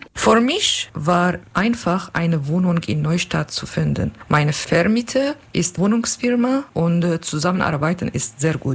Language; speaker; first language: German; non-native, learner; Kurdish